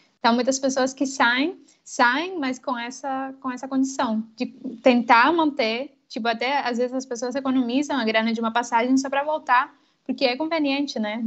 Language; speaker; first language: Portuguese; non-native, fluent; Spanish